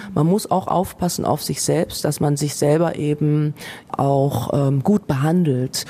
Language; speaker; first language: German; native; German